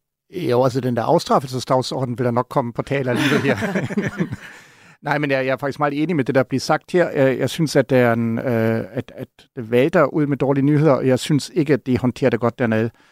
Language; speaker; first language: Danish; non-native, fluent; German